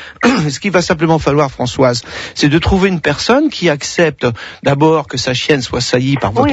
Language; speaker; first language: French; native; French